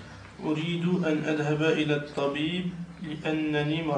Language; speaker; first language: Arabic; non-native, learner; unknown